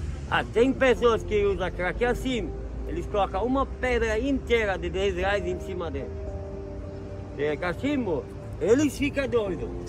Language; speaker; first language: Portuguese; non-native, fluent; Turkish